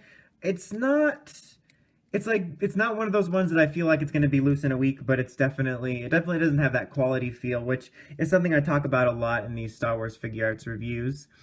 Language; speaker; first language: English; native; English